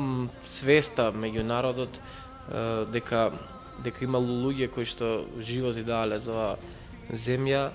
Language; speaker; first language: Macedonian; native; Macedonian